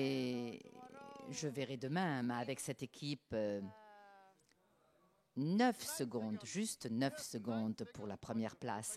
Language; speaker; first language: French; non-native, learner; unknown